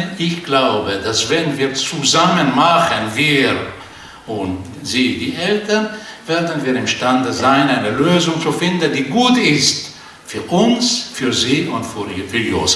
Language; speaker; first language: German; non-native, fluent; Portuguese